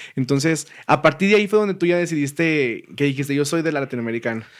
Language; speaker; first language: Spanish; native; Spanish